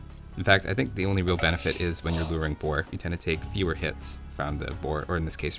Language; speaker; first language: English; native; English